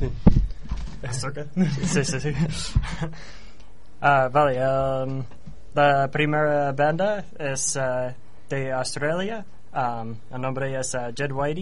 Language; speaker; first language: Spanish; non-native, learner; English